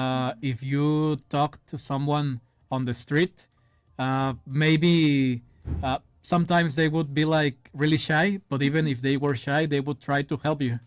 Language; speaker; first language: English; non-native, fluent; Spanish